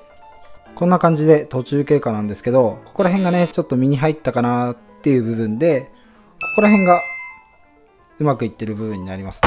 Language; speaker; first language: Japanese; native; Japanese